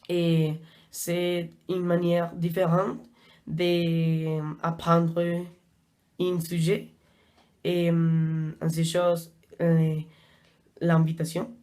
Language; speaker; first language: French; non-native, learner; Spanish